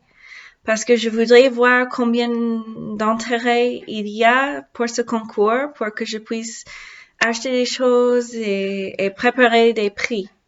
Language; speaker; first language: French; non-native, learner; English